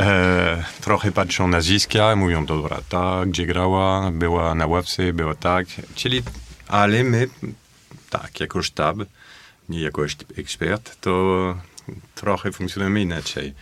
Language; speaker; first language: Polish; non-native, fluent; French